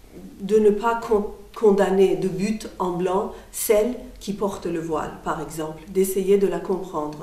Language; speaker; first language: French; non-native, fluent; Persian